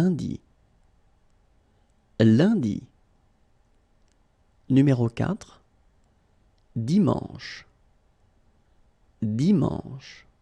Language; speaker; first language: French; native; French